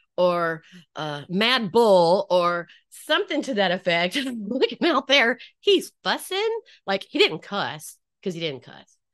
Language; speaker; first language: English; native; English